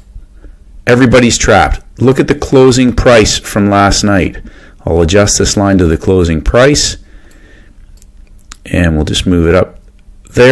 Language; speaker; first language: English; native; English